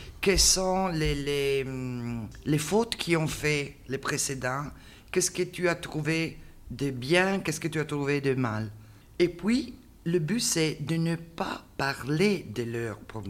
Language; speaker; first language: French; non-native, learner; Italian